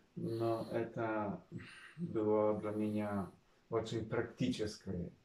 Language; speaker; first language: Russian; non-native, learner; Polish